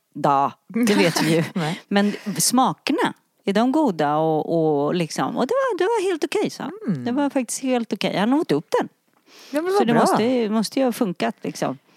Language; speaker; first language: Swedish; native; Swedish